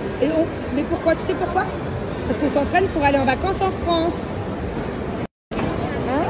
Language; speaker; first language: French; native; French